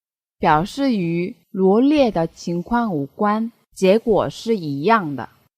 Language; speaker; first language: Chinese; non-native, fluent; Korean